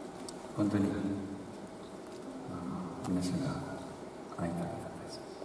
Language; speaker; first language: Japanese; non-native, learner; Korean